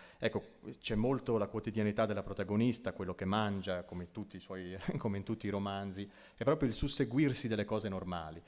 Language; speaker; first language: Italian; native; Italian